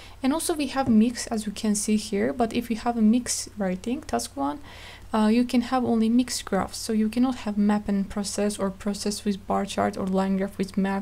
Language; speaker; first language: English; non-native, fluent; Azerbaijani